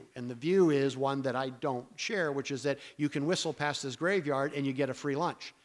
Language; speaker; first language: English; native; English